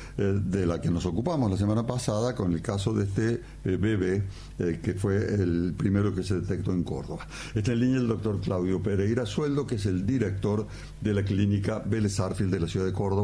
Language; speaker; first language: Spanish; native; Spanish